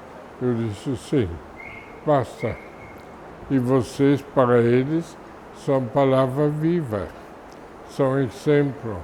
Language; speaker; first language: Portuguese; non-native, fluent; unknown